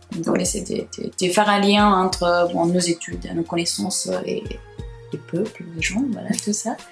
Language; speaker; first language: French; non-native, fluent; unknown